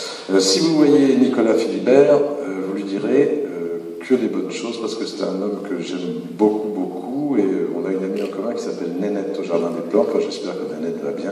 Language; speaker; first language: French; native; French